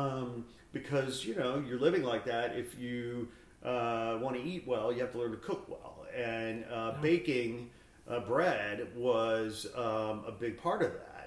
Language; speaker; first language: English; native; English